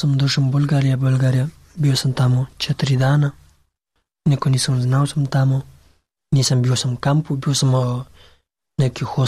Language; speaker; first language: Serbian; non-native, learner; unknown